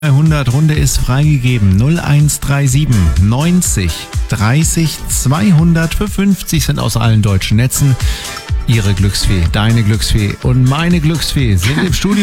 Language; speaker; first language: German; native; German